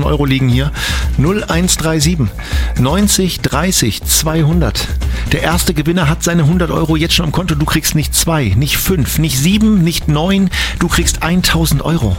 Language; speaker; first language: German; native; German